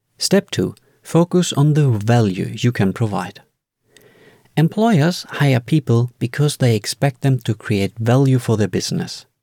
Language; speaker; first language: English; non-native, fluent; German